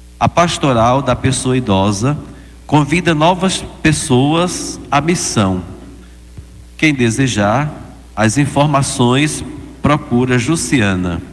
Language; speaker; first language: Portuguese; native; Portuguese